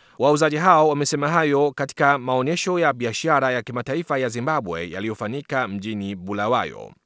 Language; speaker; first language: Swahili; non-native, fluent; Chinese